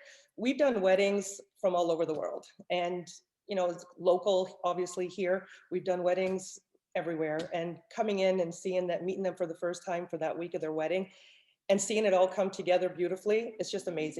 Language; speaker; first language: English; native; English